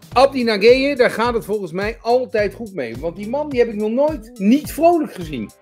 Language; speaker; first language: Dutch; native; Dutch